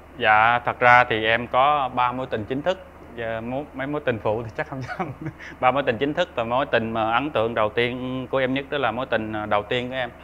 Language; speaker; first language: Vietnamese; native; Vietnamese